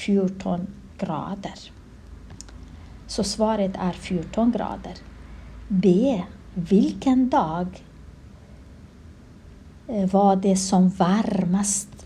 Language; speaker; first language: Swedish; non-native, learner; Kurdish